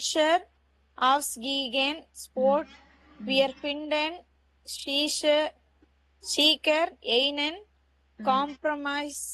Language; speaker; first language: German; non-native, learner; Tamil